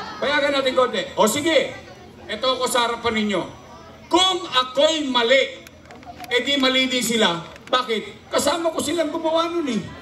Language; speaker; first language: Filipino; native; Filipino